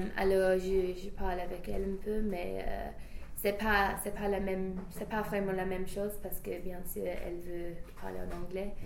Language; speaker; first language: French; non-native, fluent; English